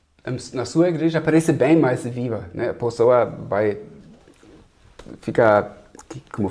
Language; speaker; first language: Portuguese; non-native, fluent; German